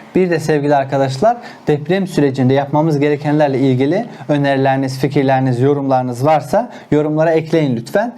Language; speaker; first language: Turkish; non-native, local second language; Azerbaijani